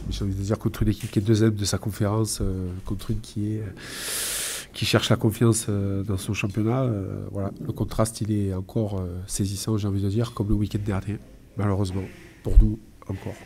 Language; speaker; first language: French; native; French